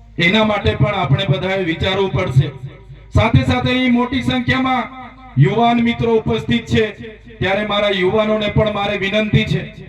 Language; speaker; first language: Gujarati; native; Gujarati